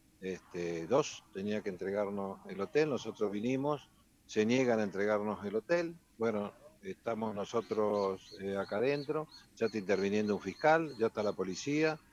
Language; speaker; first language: Spanish; native; Spanish